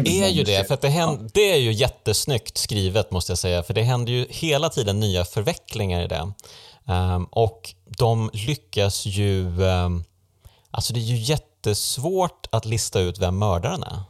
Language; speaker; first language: Swedish; native; Swedish